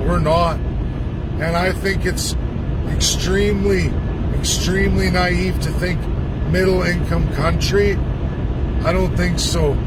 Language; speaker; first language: English; native; English